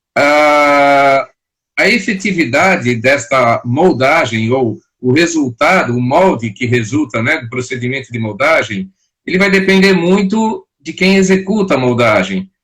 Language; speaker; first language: Portuguese; native; Portuguese